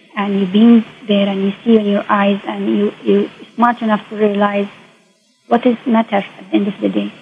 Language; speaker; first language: English; non-native, fluent; Arabic